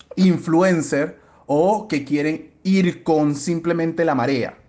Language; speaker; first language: Spanish; native; Spanish